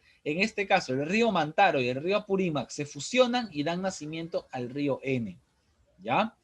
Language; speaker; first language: Spanish; native; Spanish